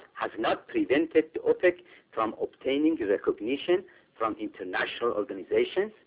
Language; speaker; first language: English; non-native, fluent; Persian